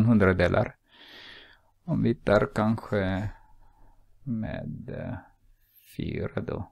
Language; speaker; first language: Swedish; non-native, fluent; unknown